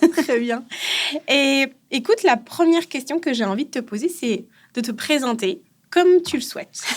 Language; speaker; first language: French; native; French